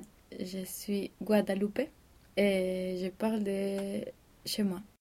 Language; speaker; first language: French; non-native, learner; Spanish